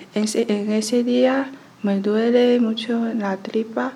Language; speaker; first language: Spanish; non-native, learner; Chinese